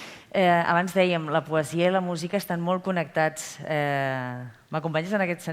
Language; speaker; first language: Catalan; native; Catalan